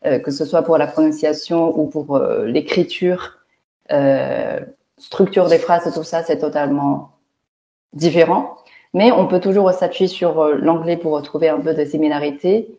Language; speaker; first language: French; non-native, fluent; Chinese